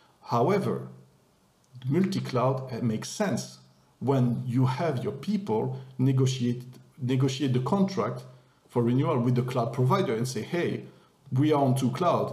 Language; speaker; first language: English; non-native, fluent; French